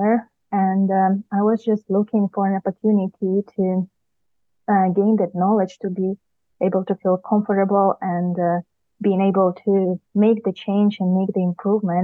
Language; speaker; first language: English; non-native, fluent; Ukrainian